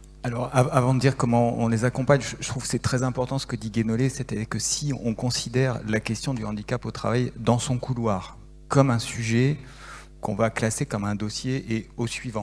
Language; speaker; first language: French; native; French